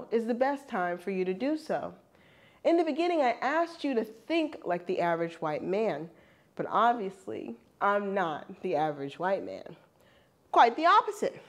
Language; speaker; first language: English; non-native, fluent; German